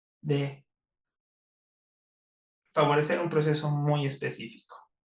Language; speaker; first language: Spanish; native; Spanish